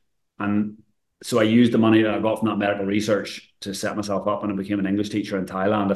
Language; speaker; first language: English; native; English